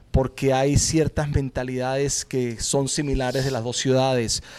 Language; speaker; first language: Spanish; native; Spanish